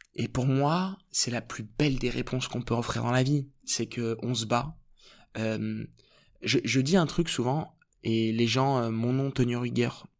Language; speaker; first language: French; early bilingual, other home language; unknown